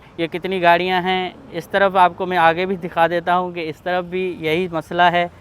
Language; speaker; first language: Urdu; non-native, local second language; Sindhi